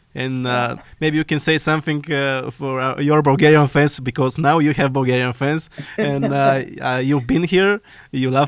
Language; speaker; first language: English; non-native, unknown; Bulgarian